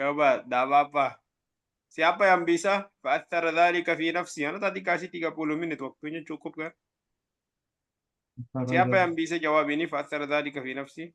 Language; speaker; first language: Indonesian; non-native, learner; Arabic